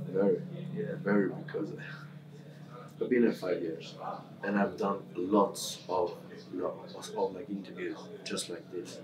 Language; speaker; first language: English; non-native, fluent; Swedish